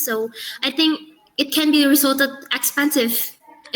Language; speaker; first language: English; non-native, learner; Indonesian